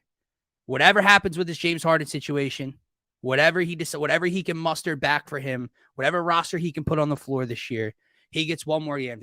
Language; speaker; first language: English; native; English